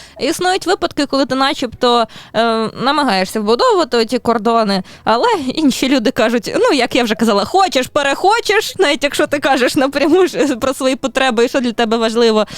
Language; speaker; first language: Ukrainian; native; Ukrainian